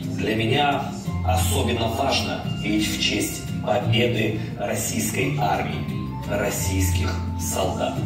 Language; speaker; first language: Russian; non-native, fluent; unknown